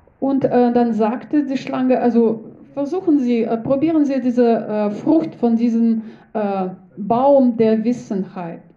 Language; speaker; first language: German; non-native, learner; Russian